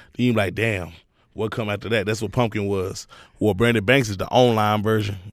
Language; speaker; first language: English; native; English